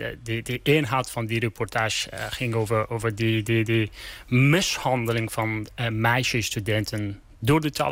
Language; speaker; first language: Dutch; non-native, learner; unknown